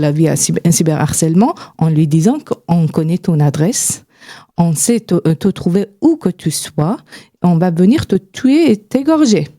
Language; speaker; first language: French; non-native, fluent; Persian